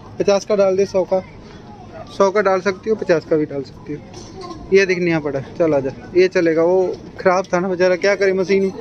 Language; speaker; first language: Hindi; non-native, local second language; Punjabi